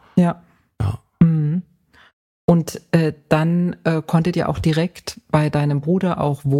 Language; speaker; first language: German; native; German